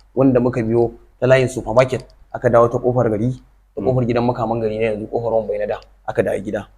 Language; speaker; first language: Hausa; native; Hausa